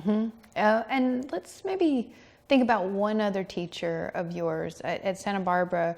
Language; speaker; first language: English; native; English